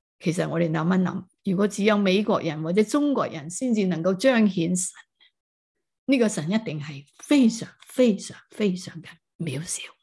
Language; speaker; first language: Chinese; non-native, local second language; Cantonese